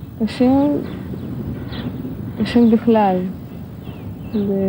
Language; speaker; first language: Hebrew; non-native, learner; Russian